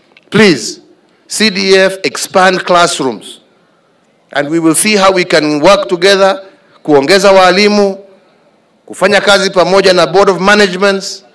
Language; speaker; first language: English; non-native, local second language; Kikuyu